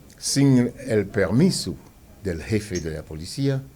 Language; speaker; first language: Spanish; non-native, fluent; Haitian Creole